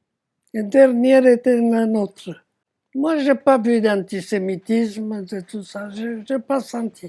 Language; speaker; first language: French; non-native, fluent; Romanian